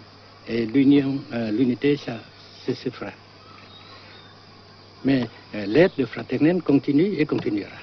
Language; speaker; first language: French; non-native, fluent; Vietnamese